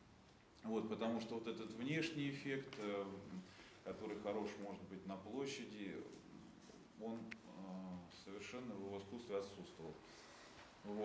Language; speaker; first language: Russian; native; Russian